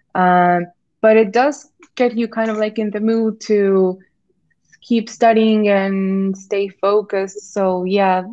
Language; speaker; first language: English; non-native, fluent; Spanish